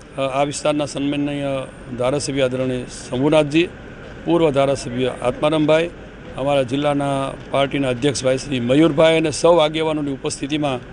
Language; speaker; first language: Gujarati; native; Gujarati